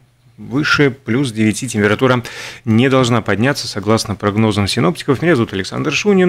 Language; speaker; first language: Russian; native; Russian